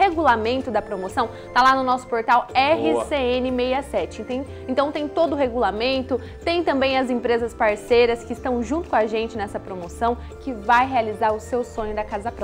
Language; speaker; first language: Portuguese; native; Portuguese